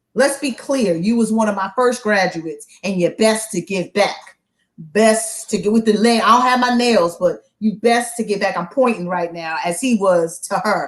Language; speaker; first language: English; native; English